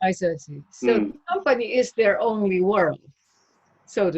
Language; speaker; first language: English; non-native, fluent; Japanese